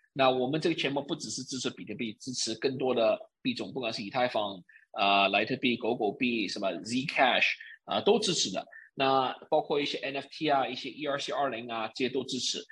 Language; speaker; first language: Chinese; early bilingual, heritage; Chinese